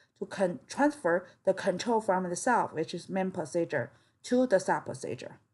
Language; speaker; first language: English; non-native, fluent; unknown